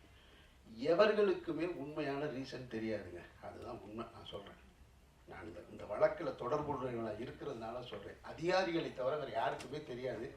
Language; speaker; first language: Tamil; native; Tamil